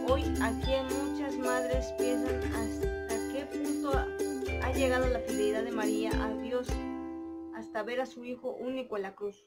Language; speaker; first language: Spanish; native; Spanish